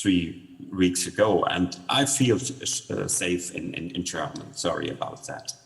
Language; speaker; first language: English; non-native, learner; German